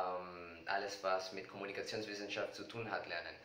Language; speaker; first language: German; non-native, learner; Spanish